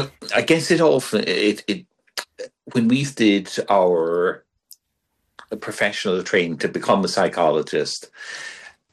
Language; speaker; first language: English; native; English